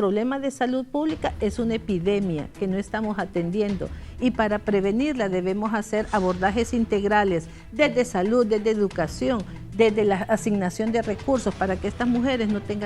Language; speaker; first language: Spanish; native; Spanish